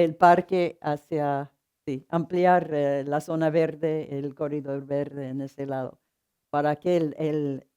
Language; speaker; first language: Spanish; non-native, fluent; English